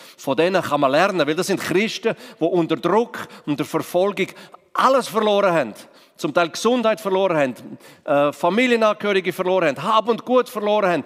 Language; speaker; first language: German; non-native, local second language; Romansh